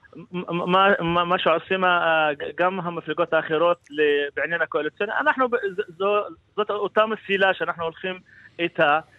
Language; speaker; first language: Hebrew; non-native, local second language; Arabic